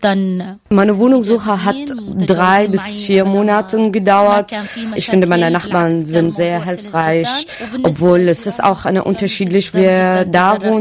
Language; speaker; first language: German; non-native, learner; Arabic